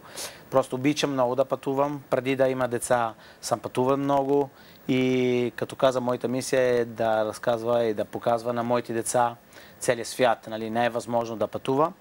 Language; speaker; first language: Bulgarian; non-native, fluent; Italian